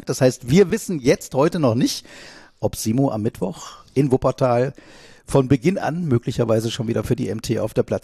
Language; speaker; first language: German; native; German